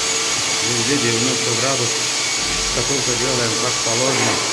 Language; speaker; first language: Russian; non-native, learner; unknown